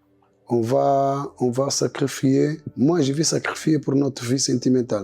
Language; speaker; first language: French; non-native, local second language; Portuguese